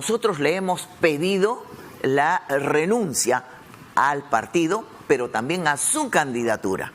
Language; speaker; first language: Spanish; native; Spanish